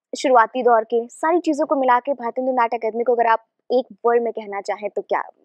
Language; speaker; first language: Hindi; native; Hindi